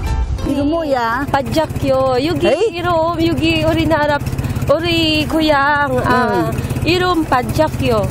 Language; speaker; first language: Korean; non-native, learner; Filipino